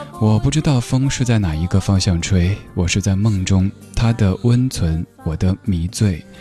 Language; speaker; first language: Chinese; native; Chinese